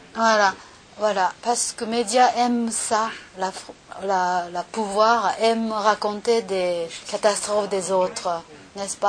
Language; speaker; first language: French; non-native, learner; Japanese